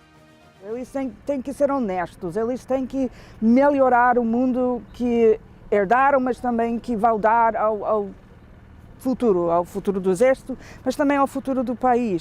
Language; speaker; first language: Portuguese; non-native, fluent; English